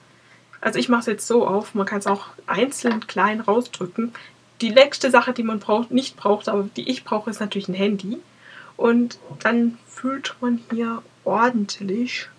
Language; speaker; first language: German; native; German